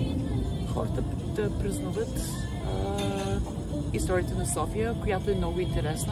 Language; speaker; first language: Bulgarian; early bilingual, heritage; Bulgarian